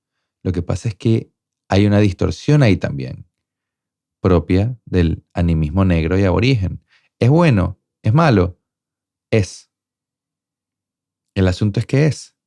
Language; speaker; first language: Spanish; native; Spanish